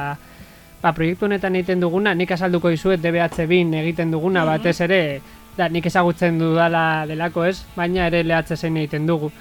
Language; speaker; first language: Basque; native; Basque